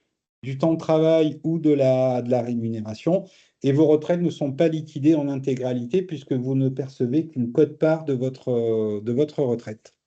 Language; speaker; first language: French; native; French